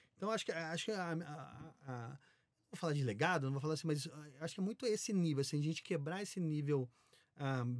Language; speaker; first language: Portuguese; native; Portuguese